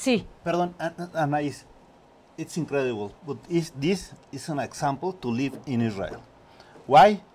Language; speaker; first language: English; non-native, learner; Spanish